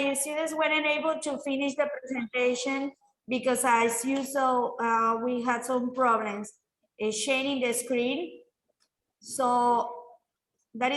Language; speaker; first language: English; non-native, fluent; Spanish